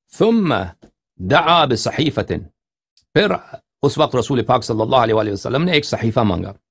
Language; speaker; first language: Urdu; non-native, fluent; Persian